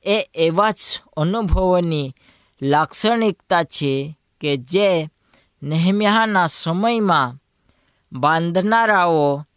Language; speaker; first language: Gujarati; non-native, local second language; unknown